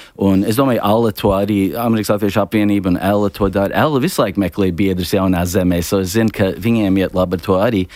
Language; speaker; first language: Latvian; early bilingual, heritage; Latvian